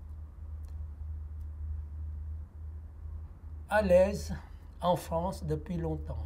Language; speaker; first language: French; non-native, fluent; Lao